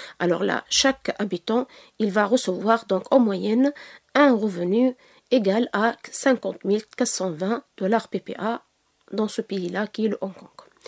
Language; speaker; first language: French; non-native, local second language; Arabic